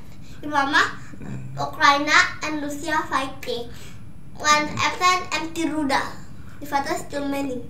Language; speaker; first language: English; non-native, learner; Indonesian